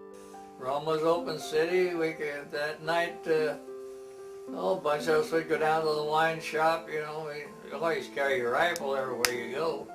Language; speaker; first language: English; native; English